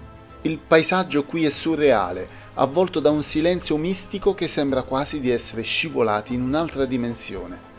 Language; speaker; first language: Italian; native; Italian